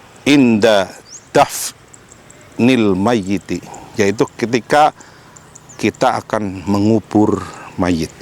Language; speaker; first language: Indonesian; non-native, local second language; Javanese